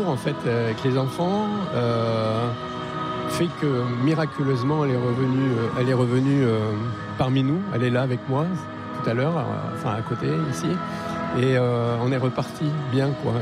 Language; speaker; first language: French; native; French